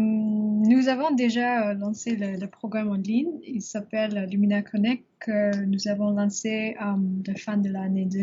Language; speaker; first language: French; non-native, learner; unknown